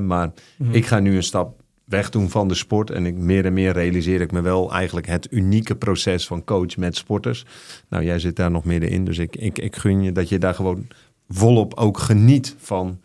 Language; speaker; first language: Dutch; native; Dutch